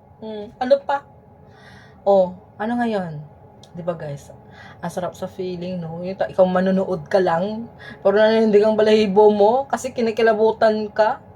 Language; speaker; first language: Filipino; native; Filipino